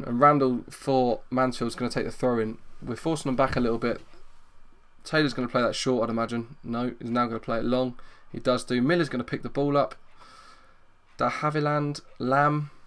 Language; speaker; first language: English; native; English